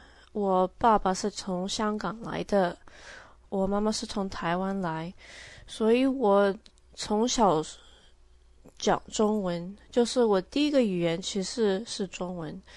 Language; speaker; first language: Chinese; early bilingual, heritage; Chinese